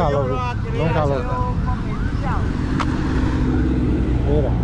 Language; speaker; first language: Spanish; non-native, learner; Romanian